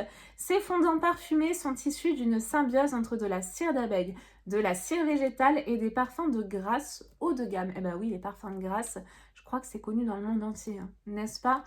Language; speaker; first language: French; native; French